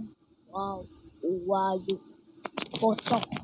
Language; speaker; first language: English; non-native, local second language; Malay